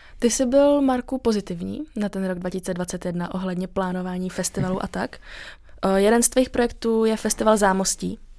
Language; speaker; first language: Czech; native; Czech